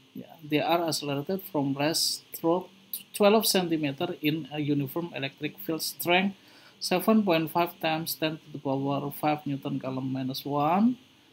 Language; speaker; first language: English; non-native, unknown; Indonesian